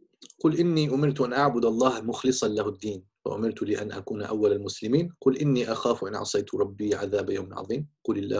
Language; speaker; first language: Arabic; non-native, fluent; English